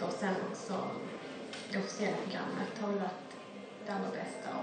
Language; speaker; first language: Swedish; native; Swedish